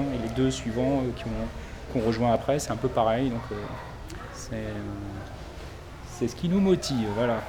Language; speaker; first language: French; native; French